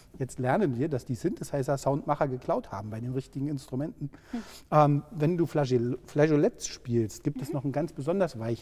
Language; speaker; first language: German; native; German